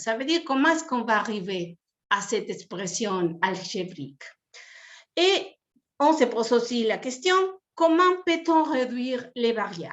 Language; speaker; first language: French; non-native, fluent; Spanish